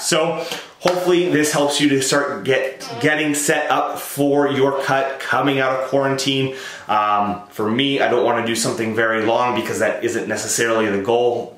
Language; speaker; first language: English; native; English